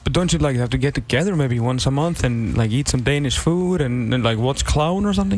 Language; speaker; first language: English; non-native, fluent; Icelandic